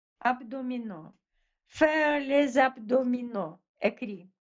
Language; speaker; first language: French; non-native, fluent; Russian